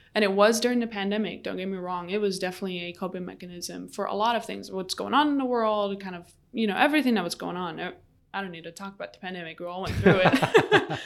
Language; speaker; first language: English; early bilingual, other home language; Arabic